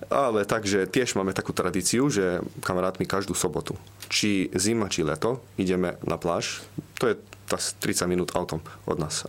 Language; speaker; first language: Slovak; early bilingual, heritage; Slovak